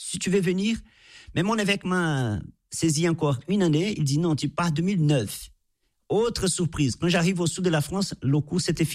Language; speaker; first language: French; non-native, fluent; Portuguese